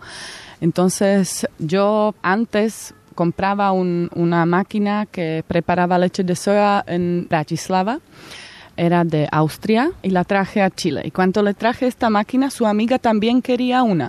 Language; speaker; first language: Spanish; non-native, fluent; Slovak